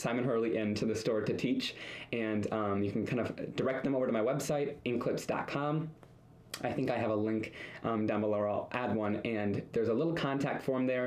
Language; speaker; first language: English; native; English